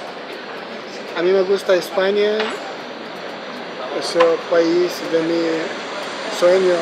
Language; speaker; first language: Spanish; non-native, learner; Ukrainian